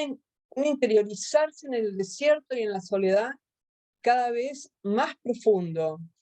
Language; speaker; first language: Spanish; native; Spanish